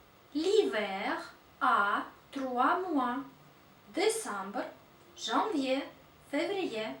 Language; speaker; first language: French; non-native, fluent; Russian